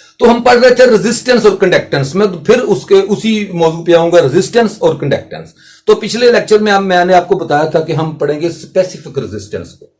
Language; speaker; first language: Urdu; non-native, local second language; Punjabi